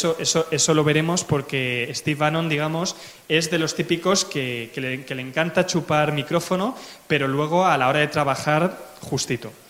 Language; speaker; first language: Spanish; native; Spanish